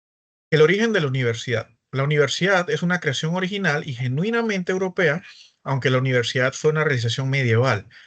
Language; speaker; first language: Spanish; native; Spanish